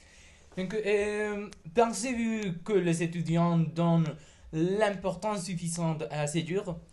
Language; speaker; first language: French; non-native, learner; Spanish